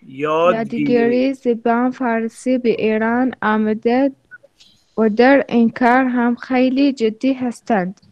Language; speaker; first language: Persian; non-native, learner; Arabic